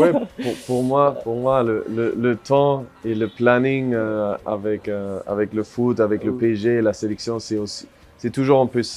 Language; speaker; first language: French; non-native, fluent; German